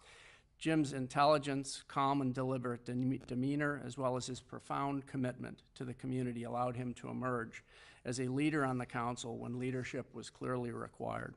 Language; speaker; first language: English; native; English